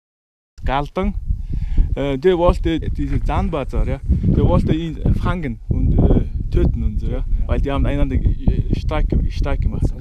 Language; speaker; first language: German; non-native, learner; Mongolian